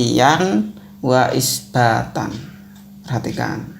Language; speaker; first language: Arabic; non-native, fluent; Indonesian